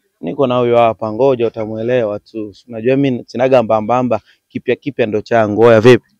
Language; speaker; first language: Swahili; native; Swahili